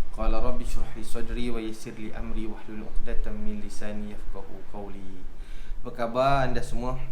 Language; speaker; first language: Malay; native; Malay